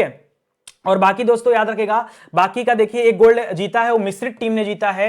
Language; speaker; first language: Hindi; native; Hindi